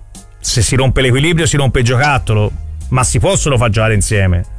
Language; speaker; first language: Italian; native; Italian